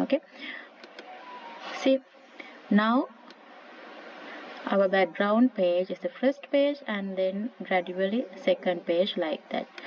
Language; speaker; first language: English; non-native, local second language; Sinhala